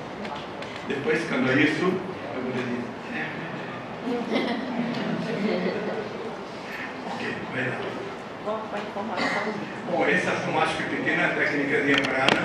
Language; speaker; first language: Portuguese; non-native, fluent; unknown